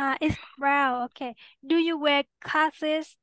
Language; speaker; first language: English; non-native, learner; Vietnamese